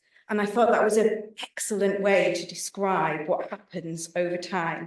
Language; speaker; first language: English; native; English